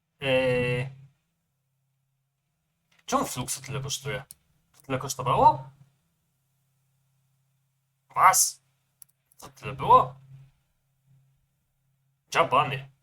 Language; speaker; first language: Polish; native; Polish